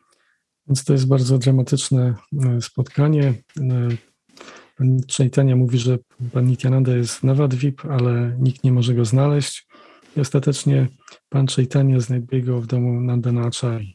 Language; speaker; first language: Polish; native; Polish